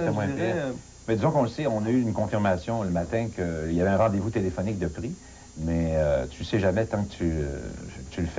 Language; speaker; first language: French; native; French